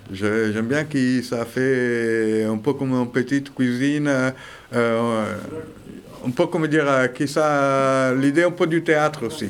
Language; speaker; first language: French; non-native, fluent; Italian